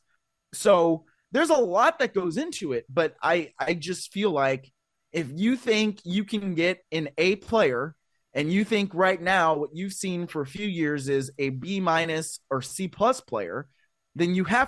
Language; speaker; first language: English; native; English